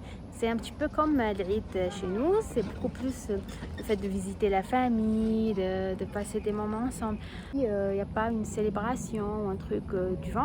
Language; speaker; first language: French; non-native, local second language; Arabic